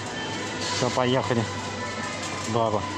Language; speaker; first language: Russian; non-native, learner; Azerbaijani